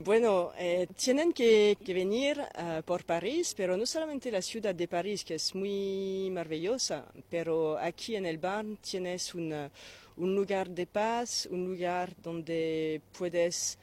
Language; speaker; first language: Spanish; non-native, fluent; French